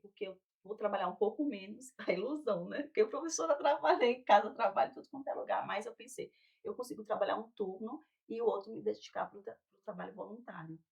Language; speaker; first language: Portuguese; native; Portuguese